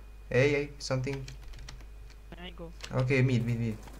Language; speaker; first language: English; non-native, learner; Romanian